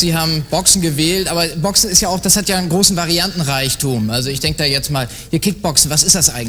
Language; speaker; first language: German; native; German